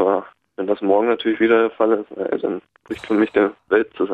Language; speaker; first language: German; native; German